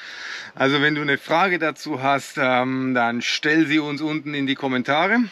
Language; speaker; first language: German; native; German